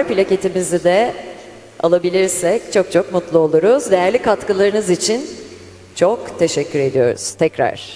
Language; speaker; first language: Turkish; native; Turkish